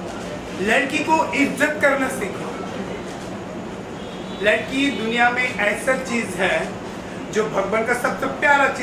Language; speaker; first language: Hindi; non-native, local second language; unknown